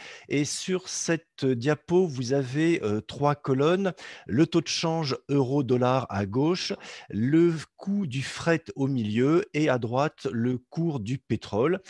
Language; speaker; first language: French; native; French